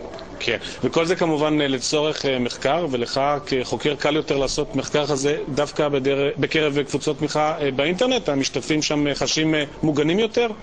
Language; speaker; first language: Hebrew; native; Hebrew